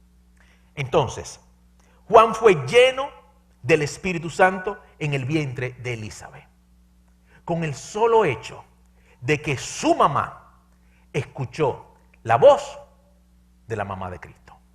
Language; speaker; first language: Spanish; native; Spanish